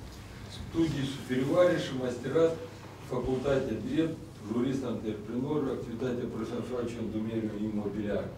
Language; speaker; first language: Romanian; non-native, local second language; Russian